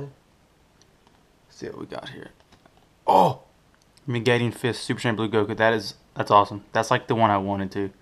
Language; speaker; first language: English; native; English